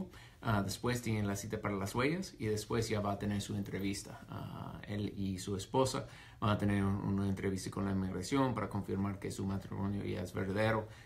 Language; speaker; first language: Spanish; non-native, fluent; English